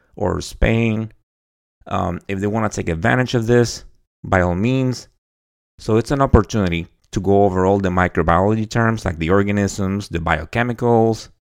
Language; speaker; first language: English; non-native, fluent; Spanish